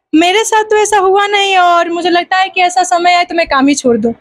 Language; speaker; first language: Hindi; non-native, local second language; Bhojpuri